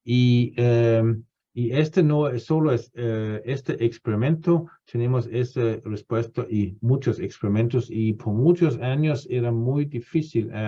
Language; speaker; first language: Spanish; non-native, fluent; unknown